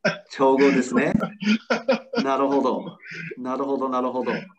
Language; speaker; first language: Japanese; non-native, fluent; English